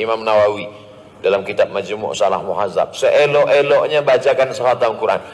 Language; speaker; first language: Malay; native; Malay